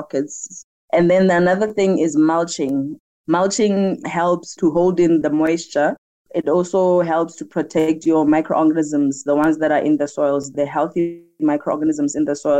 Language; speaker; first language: English; non-native, local second language; Tswana